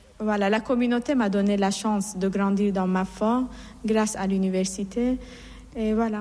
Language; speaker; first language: French; non-native, fluent; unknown